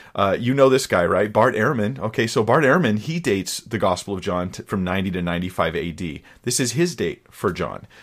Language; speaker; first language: English; native; English